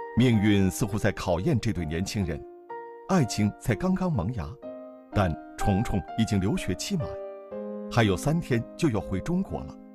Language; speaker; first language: Chinese; native; Chinese